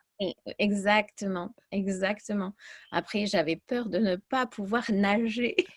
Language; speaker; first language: French; early bilingual, other home language; English